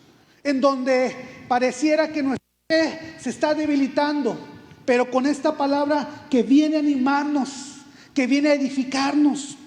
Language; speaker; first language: Spanish; native; Spanish